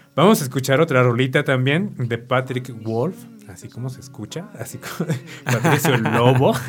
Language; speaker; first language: Spanish; native; Spanish